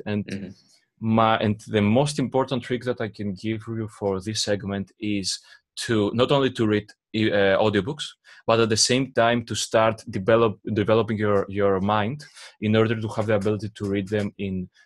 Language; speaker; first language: English; non-native, fluent; Greek